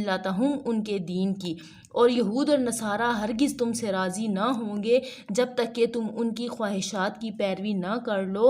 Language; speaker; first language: Urdu; native; Urdu